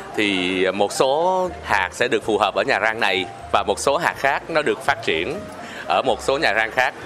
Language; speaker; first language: Vietnamese; native; Vietnamese